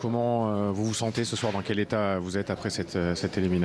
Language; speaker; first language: French; native; French